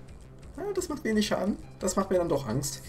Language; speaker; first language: German; native; German